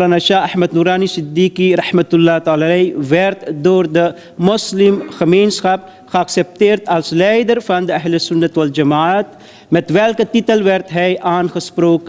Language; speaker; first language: Dutch; early bilingual, other home language; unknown